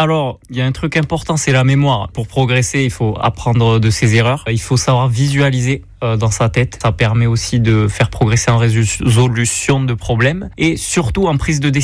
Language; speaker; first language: French; native; French